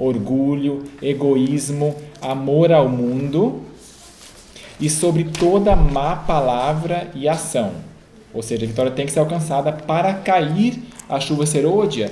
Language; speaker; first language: Portuguese; native; Portuguese